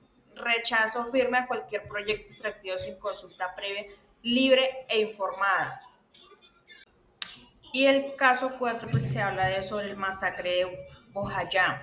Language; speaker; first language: Spanish; native; Spanish